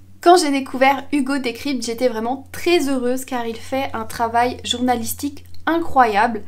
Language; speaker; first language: French; native; French